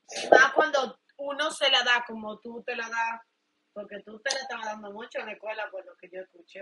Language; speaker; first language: Spanish; native; Spanish